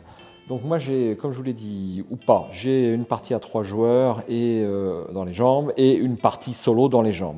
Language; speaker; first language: French; native; French